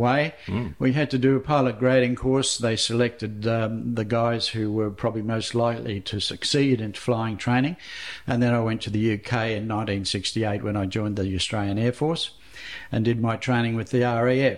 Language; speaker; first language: English; native; English